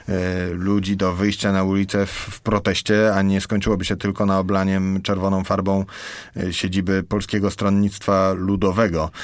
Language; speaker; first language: Polish; native; Polish